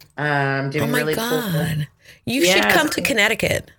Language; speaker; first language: English; non-native, fluent; Spanish